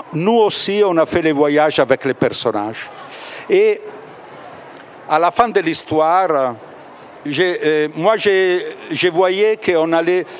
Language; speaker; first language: French; non-native, fluent; Italian